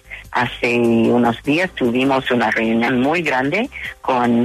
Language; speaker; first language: Spanish; non-native, fluent; English